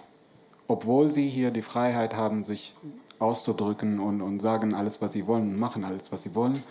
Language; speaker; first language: German; non-native, fluent; Arabic